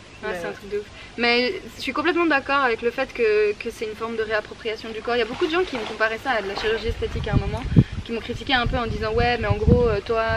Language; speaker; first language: French; native; French